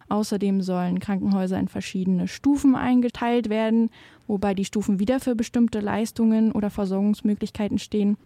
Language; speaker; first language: German; native; German